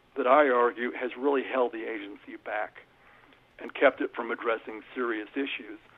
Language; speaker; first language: English; native; English